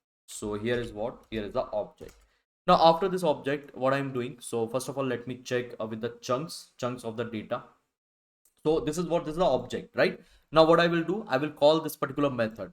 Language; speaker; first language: English; non-native, local second language; Hindi